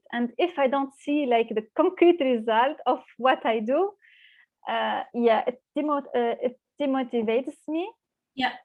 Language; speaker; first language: English; non-native, fluent; Arabic